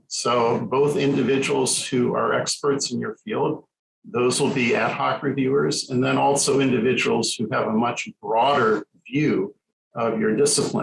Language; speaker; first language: English; native; English